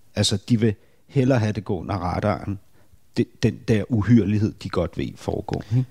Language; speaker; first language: Danish; native; Danish